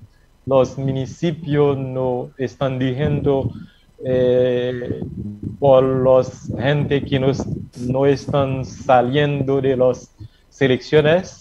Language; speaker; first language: Spanish; non-native, learner; Haitian Creole